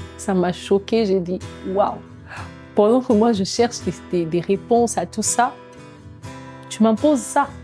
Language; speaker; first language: French; non-native, local second language; Lingala